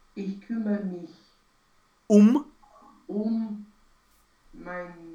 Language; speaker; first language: German; non-native, learner; Romanian